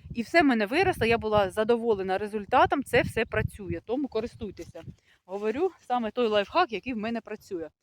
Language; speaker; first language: Ukrainian; non-native, local second language; Russian